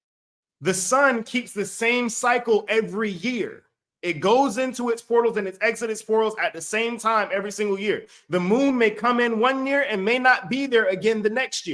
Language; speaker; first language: English; native; English